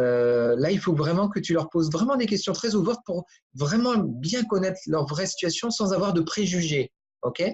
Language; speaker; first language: French; native; French